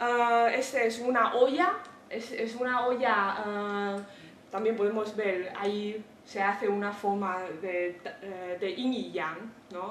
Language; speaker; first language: Spanish; non-native, fluent; Chinese